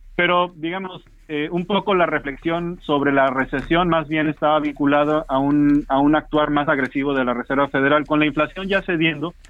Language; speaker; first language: Spanish; native; Spanish